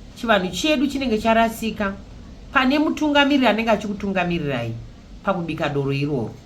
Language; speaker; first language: Shona; native; Shona